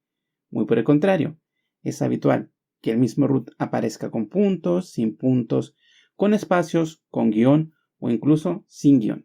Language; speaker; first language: Spanish; native; Spanish